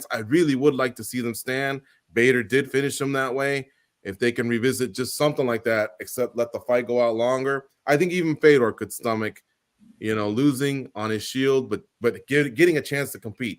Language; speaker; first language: English; native; English